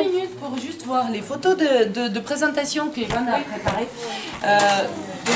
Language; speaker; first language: French; non-native, fluent; Ukrainian